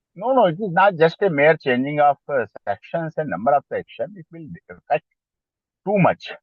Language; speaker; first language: English; non-native, local second language; Hindi